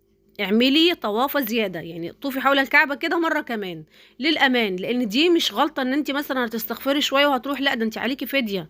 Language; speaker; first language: Arabic; native; Arabic